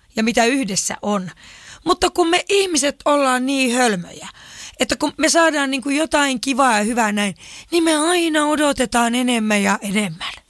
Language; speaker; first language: Finnish; native; Finnish